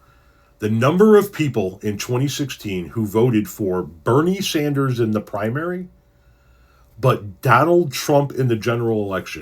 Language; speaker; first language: English; native; English